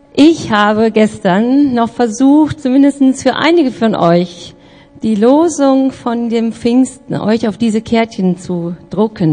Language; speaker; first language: German; native; German